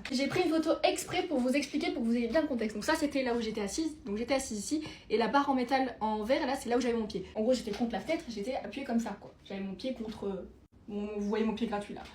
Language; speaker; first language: French; early bilingual, other home language; Spanish